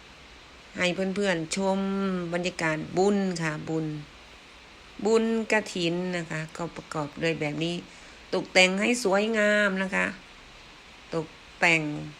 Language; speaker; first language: Thai; non-native, local second language; Northeastern Thai